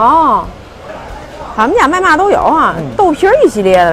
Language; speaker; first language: Chinese; native; Chinese